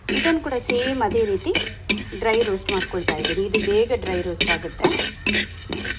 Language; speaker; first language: Kannada; non-native, local second language; Konkani